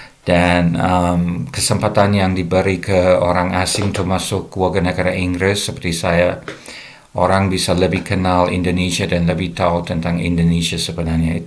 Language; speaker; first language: Indonesian; non-native, fluent; English